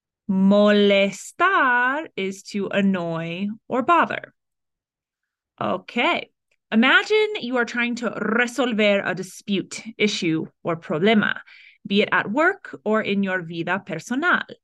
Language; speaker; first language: English; native; English